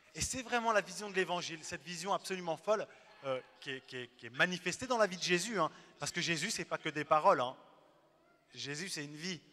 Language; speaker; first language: French; native; French